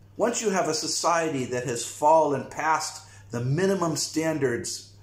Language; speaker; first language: English; native; English